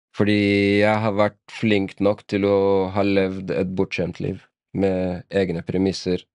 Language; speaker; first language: Norwegian; early bilingual, other home language; Arabic